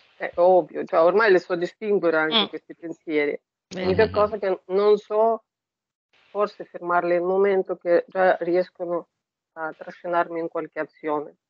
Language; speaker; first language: Italian; non-native, fluent; Russian